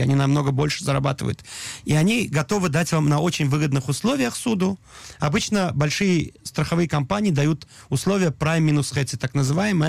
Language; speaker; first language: Russian; native; Russian